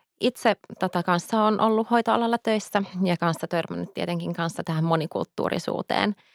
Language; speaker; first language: Finnish; early bilingual, heritage; Finnish